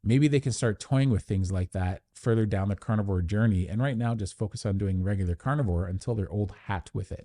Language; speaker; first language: English; native; English